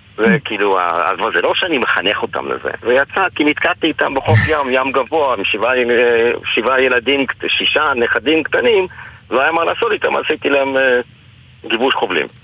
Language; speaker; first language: Hebrew; early bilingual, other home language; English